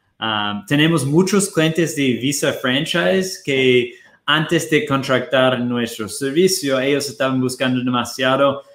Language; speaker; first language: Spanish; non-native, fluent; Portuguese